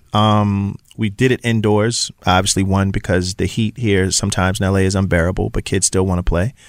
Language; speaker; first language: English; native; English